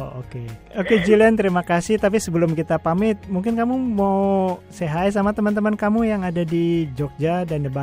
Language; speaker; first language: Indonesian; native; Indonesian